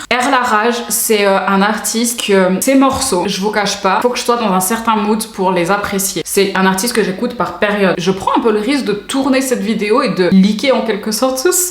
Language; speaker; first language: French; native; French